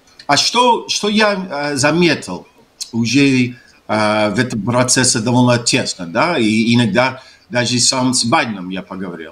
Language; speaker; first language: Russian; non-native, fluent; English